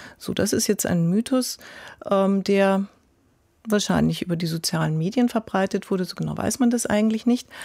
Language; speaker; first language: German; native; German